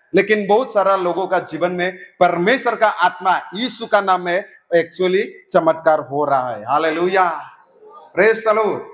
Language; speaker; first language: Hindi; non-native, local second language; Assamese